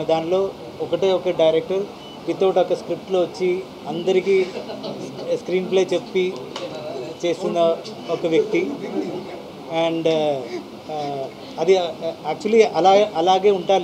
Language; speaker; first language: Telugu; non-native, fluent; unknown